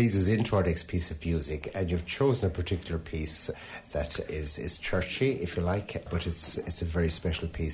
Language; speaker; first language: English; native; English